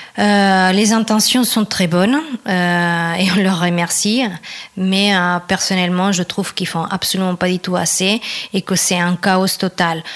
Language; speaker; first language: French; non-native, fluent; Spanish